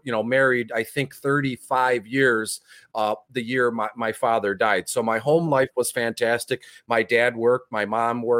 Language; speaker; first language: English; native; English